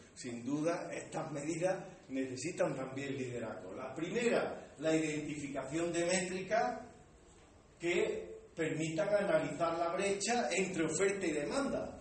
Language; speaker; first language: Spanish; native; Spanish